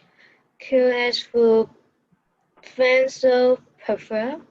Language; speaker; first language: French; non-native, learner; Cantonese